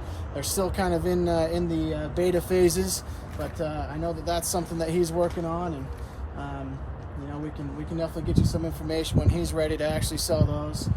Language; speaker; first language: English; native; English